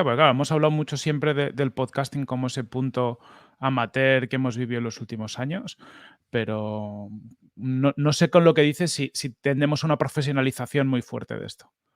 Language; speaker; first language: Spanish; native; Spanish